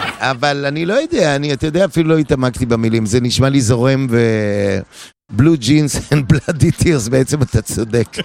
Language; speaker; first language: Hebrew; native; Hebrew